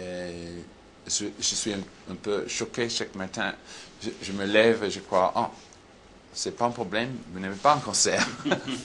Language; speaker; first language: French; non-native, learner; English